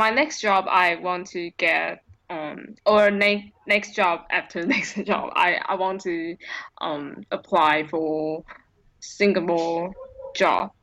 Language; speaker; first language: English; non-native, learner; Chinese